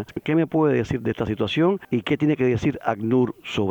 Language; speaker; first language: Spanish; native; Spanish